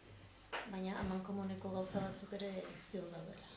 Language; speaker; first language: Basque; native; Basque